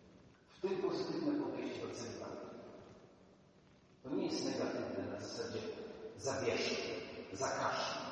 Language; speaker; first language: Polish; native; Polish